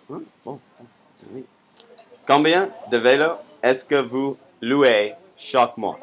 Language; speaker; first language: French; non-native, learner; English